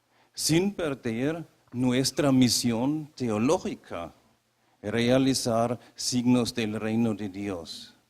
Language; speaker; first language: Spanish; non-native, fluent; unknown